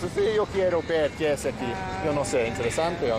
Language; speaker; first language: Spanish; non-native, learner; English